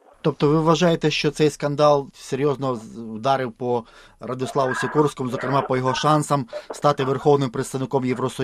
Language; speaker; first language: Ukrainian; native; Ukrainian